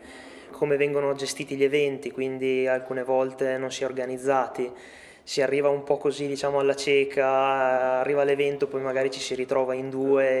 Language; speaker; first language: Italian; native; Italian